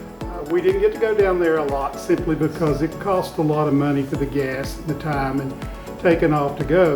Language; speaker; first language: English; native; English